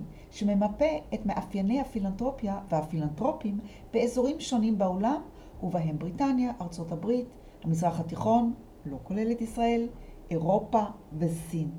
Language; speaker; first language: Hebrew; native; Hebrew